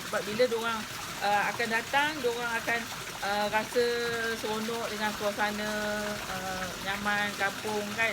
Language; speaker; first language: Malay; native; Malay